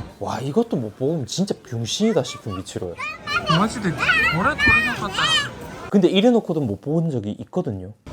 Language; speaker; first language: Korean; native; Korean